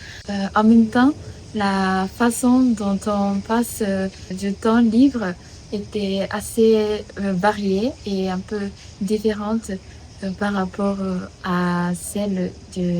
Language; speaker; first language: French; non-native, learner; Japanese